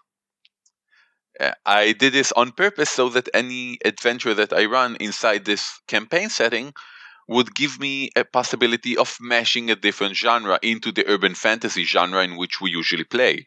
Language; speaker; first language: English; non-native, fluent; Hebrew